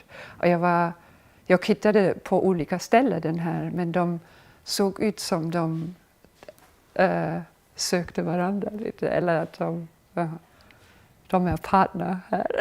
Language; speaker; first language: Swedish; non-native, fluent; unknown